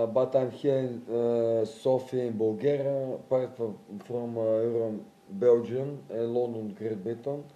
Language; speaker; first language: English; non-native, learner; Bulgarian